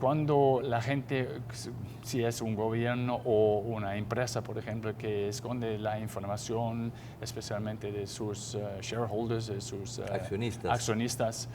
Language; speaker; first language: Spanish; non-native, fluent; English